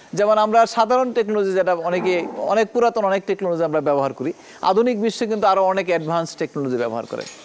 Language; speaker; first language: Bangla; native; Bangla